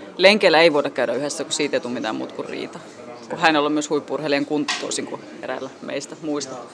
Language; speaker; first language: Finnish; native; Finnish